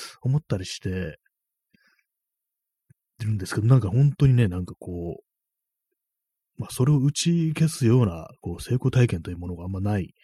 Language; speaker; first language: Japanese; native; Japanese